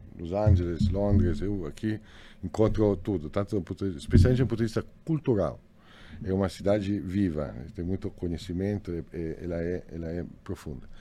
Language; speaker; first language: Portuguese; non-native, fluent; Italian